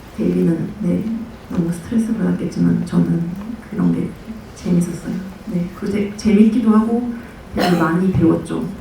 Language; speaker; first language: Korean; early bilingual, heritage; Korean